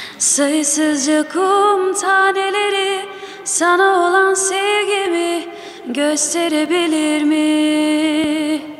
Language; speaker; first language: Turkish; early bilingual, heritage; Turkish